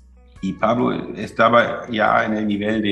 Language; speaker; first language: Spanish; non-native, fluent; German